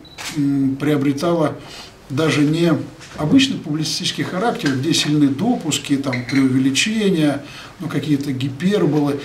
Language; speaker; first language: Russian; native; Russian